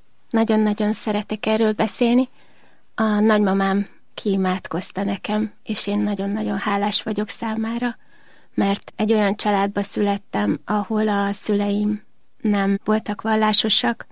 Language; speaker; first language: Hungarian; native; Hungarian